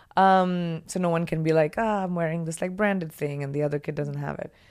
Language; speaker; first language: English; non-native, local second language; Hindi